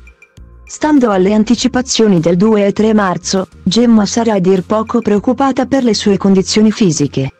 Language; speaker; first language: Italian; native; Italian